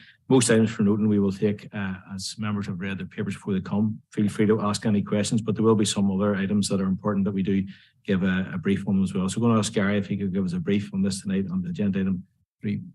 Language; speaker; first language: English; native; English